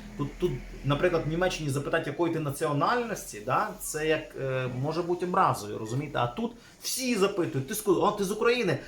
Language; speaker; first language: Ukrainian; native; Ukrainian